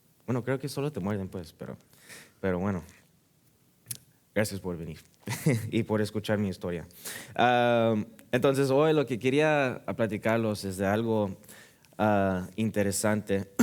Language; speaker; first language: Spanish; early bilingual, heritage; Spanish